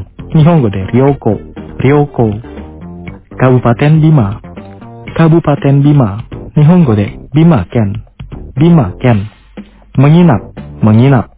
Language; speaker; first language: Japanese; non-native, fluent; Indonesian